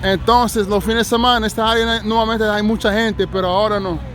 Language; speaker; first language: Spanish; non-native, learner; English